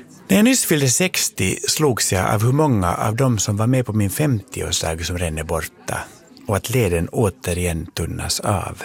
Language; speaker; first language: Swedish; native; Swedish